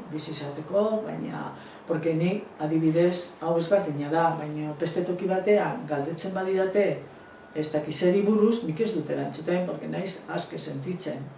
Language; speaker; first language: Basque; non-native, local second language; Spanish